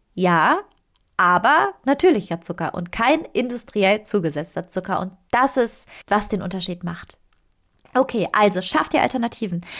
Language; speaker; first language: German; non-native, fluent; Italian